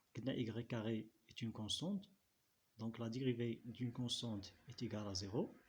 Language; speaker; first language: French; non-native, local second language; Arabic